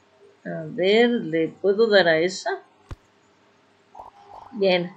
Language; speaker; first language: Spanish; native; Spanish